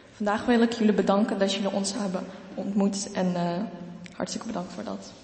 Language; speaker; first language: Dutch; non-native, fluent; Ukrainian